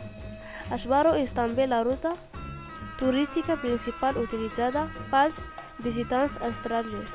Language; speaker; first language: Catalan; early bilingual, other home language; Arabic